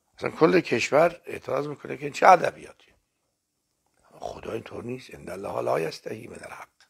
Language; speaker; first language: Persian; non-native, local second language; Azerbaijani